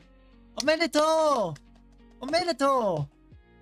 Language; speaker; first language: Japanese; non-native, learner; English